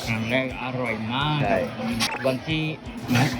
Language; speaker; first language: Thai; non-native, learner; Japanese